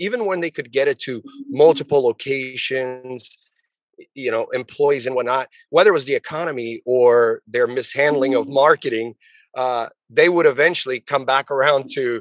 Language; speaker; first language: English; early bilingual, other home language; Portuguese